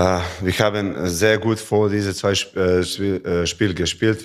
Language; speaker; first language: German; non-native, learner; Serbian